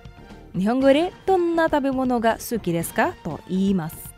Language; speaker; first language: Japanese; non-native, fluent; Indonesian